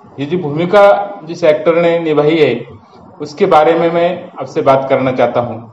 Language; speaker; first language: Hindi; non-native, local second language; Marathi